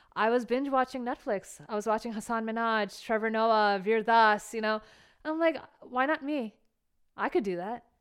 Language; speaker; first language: English; early bilingual, other home language; Bangla